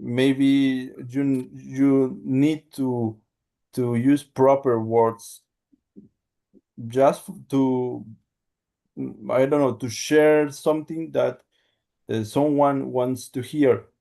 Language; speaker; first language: English; non-native, learner; Spanish